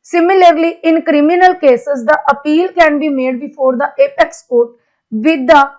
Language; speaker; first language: English; non-native, local second language; Punjabi